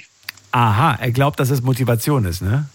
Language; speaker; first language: German; native; German